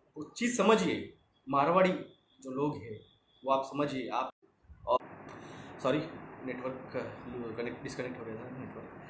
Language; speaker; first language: Hindi; non-native, local second language; Marathi